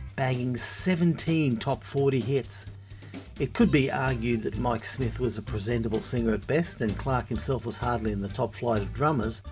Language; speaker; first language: English; native; English